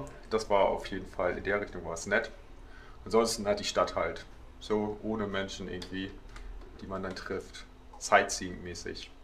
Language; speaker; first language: German; native; German